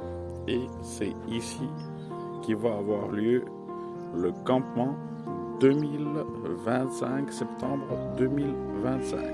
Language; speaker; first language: French; non-native, fluent; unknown